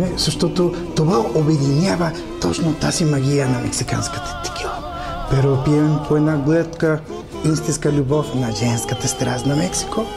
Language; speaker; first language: Bulgarian; non-native, fluent; Spanish